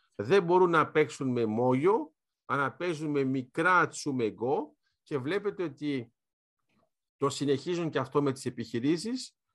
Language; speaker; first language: Greek; early bilingual, heritage; Greek